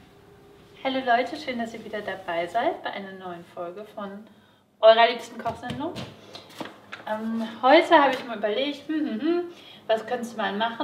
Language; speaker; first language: German; native; German